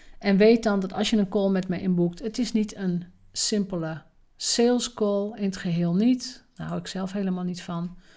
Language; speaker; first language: Dutch; native; Dutch